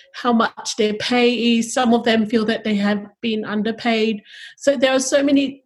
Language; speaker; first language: English; early bilingual, other home language; Tongan